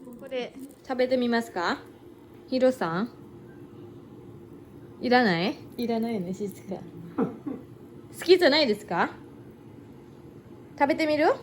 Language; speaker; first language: Japanese; non-native, learner; Thai